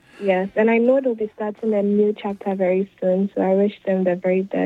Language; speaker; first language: English; non-native, local second language; Akan